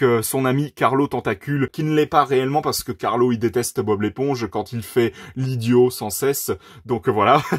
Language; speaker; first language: French; native; French